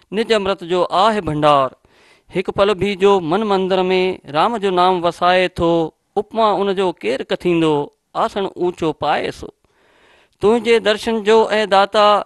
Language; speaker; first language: Hindi; non-native, local second language; Sindhi